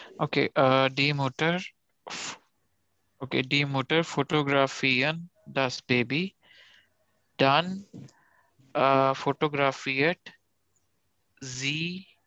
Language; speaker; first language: German; non-native, learner; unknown